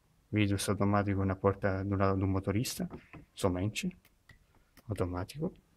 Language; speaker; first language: Portuguese; non-native, learner; Italian